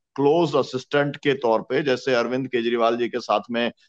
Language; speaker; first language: Hindi; native; Hindi